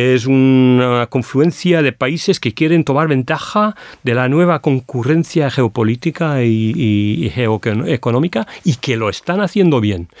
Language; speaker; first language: Spanish; non-native, fluent; English